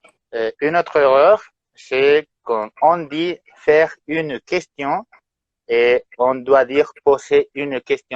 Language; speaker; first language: French; non-native, fluent; Spanish